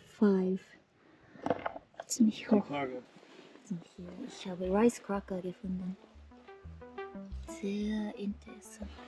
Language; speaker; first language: German; non-native, learner; Japanese